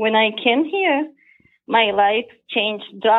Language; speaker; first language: English; non-native, learner; Spanish